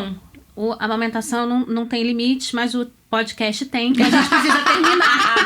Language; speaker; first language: Portuguese; native; Portuguese